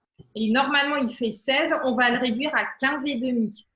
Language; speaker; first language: French; native; French